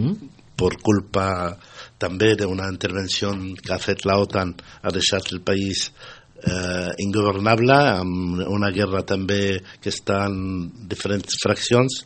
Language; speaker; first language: Catalan; non-native, fluent; Arabic